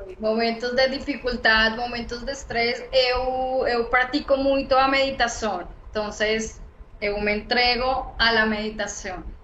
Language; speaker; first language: Portuguese; non-native, learner; Spanish